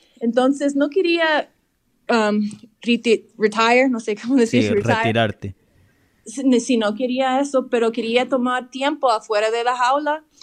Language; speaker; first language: Spanish; early bilingual, heritage; English